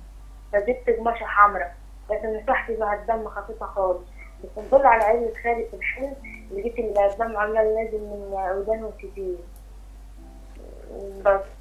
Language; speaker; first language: Arabic; native; Arabic